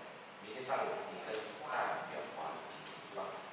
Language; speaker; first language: Chinese; non-native, fluent; Vietnamese